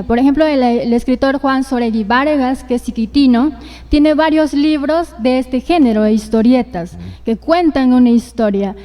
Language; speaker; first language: Spanish; native; Spanish